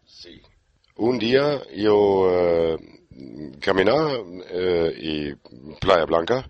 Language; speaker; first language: Spanish; non-native, learner; German